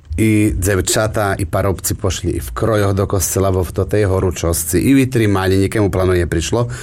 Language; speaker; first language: Slovak; native; Slovak